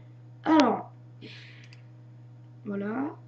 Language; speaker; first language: French; native; French